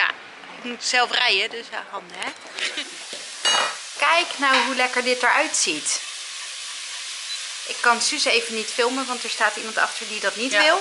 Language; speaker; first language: Dutch; native; Dutch